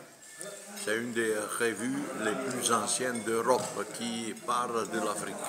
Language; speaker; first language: French; non-native, fluent; Italian